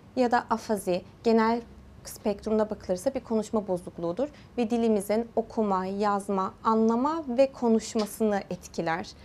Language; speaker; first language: Turkish; early bilingual, heritage; Turkish